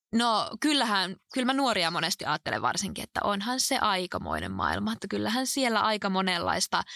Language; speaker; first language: Finnish; native; Finnish